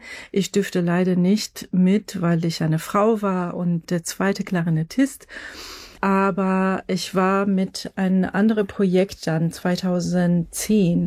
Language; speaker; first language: German; non-native, fluent; Persian